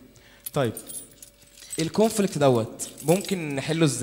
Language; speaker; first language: Arabic; native; Arabic